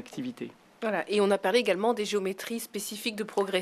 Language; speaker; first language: French; native; French